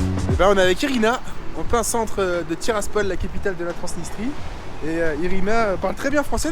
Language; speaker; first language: French; native; French